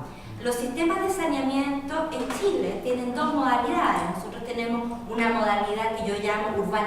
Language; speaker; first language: Spanish; native; Spanish